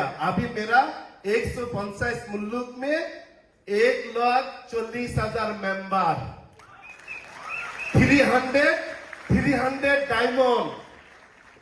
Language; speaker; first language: Hindi; non-native, learner; Bangla